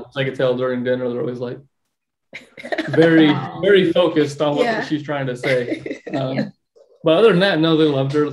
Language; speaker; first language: English; native; English